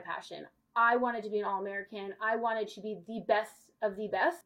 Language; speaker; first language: English; native; English